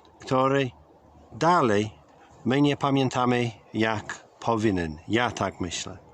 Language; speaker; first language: Polish; early bilingual, heritage; English